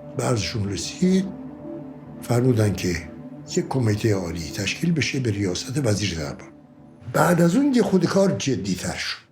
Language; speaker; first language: Persian; native; Persian